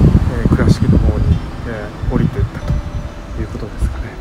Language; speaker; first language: Japanese; native; Japanese